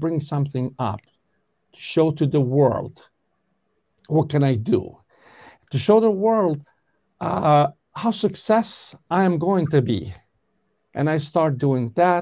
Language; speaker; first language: English; non-native, learner; Albanian